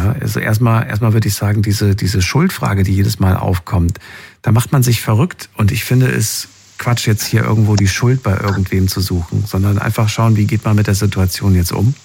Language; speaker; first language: German; native; German